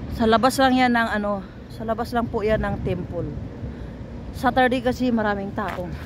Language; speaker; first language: Filipino; non-native, local second language; Cebuano